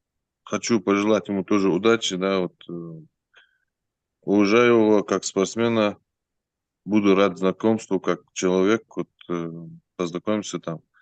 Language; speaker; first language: Russian; native; Russian